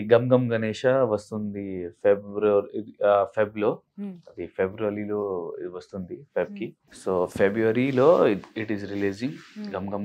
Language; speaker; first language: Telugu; non-native, local second language; Hindi